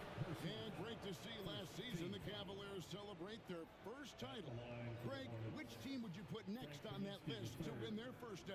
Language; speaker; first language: English; native; English